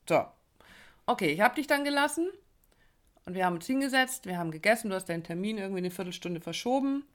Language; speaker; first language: German; native; German